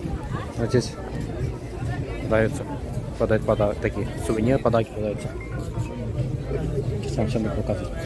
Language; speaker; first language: Russian; non-native, local second language; Azerbaijani